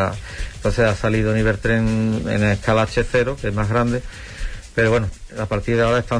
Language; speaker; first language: Spanish; native; Spanish